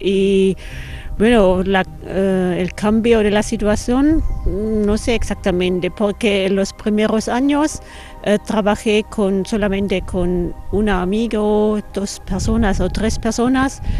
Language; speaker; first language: Spanish; non-native, fluent; German